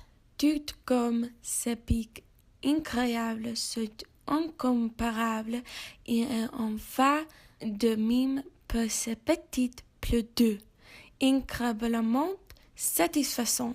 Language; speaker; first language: French; non-native, learner; English